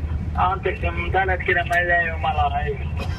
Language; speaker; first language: Finnish; non-native, learner; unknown